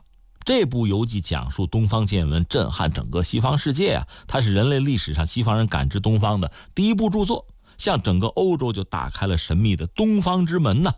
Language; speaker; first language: Chinese; native; Chinese